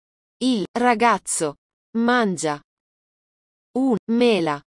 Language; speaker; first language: Italian; non-native, learner; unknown